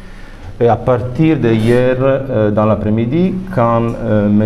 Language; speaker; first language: French; non-native, fluent; Italian